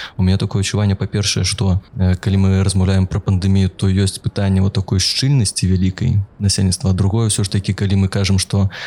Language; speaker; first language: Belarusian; non-native, local second language; Russian